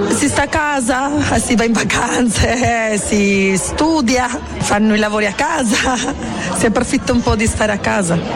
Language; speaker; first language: Italian; early bilingual, heritage; Spanish